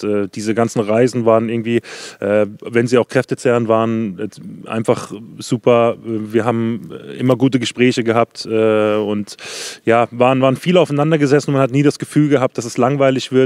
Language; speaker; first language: German; native; German